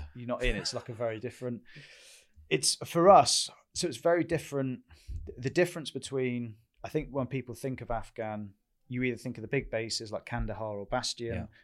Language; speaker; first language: English; native; English